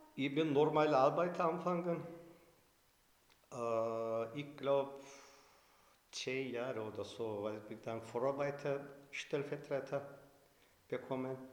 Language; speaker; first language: German; non-native, learner; Turkish